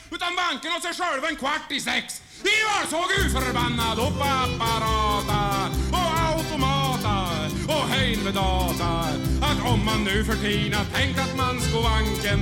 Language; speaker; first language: Swedish; native; Swedish